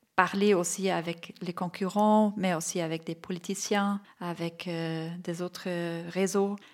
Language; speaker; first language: French; non-native, fluent; German